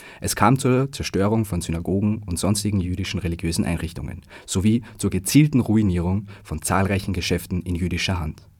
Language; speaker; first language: German; native; German